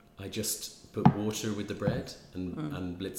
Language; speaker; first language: English; native; English